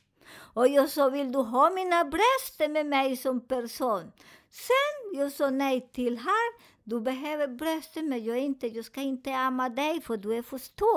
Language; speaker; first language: Swedish; non-native, learner; Spanish